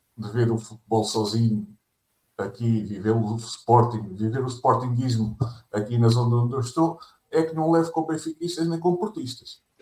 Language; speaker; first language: Portuguese; native; Portuguese